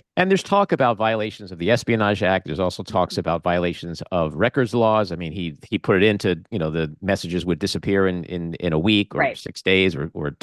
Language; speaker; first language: English; native; English